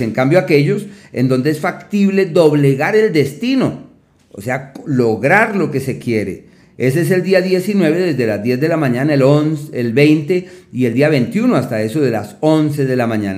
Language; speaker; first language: Spanish; native; Spanish